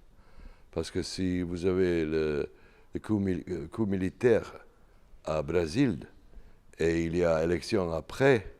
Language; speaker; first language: French; non-native, learner; Serbian